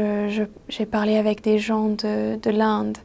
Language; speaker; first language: French; non-native, fluent; English